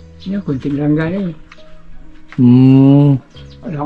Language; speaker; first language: Filipino; non-native, local second language; Bikol